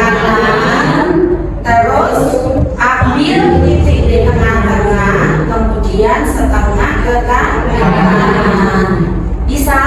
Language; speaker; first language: Indonesian; native; Indonesian